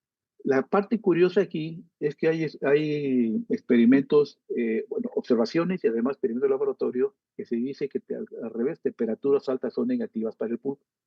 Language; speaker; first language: Spanish; native; Spanish